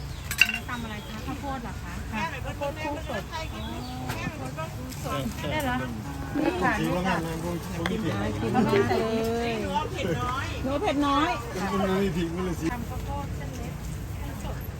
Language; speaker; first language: Thai; native; Thai